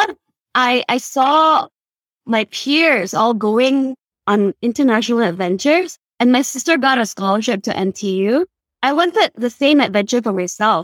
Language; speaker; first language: English; non-native, local second language; Cantonese